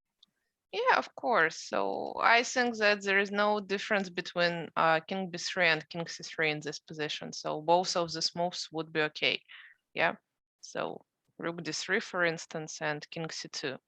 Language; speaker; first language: English; non-native, fluent; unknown